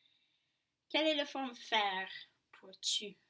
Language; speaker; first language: French; non-native, learner; English